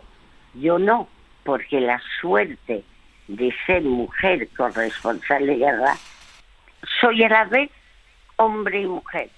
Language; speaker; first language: Spanish; early bilingual, other home language; French